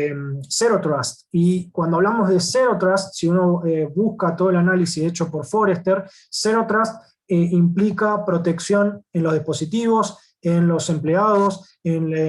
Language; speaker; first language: Spanish; native; Spanish